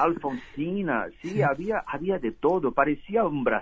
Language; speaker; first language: Spanish; non-native, fluent; Portuguese